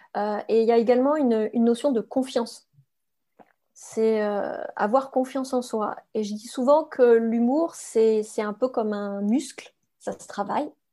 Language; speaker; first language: French; native; French